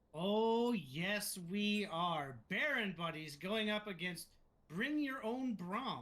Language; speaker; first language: English; native; English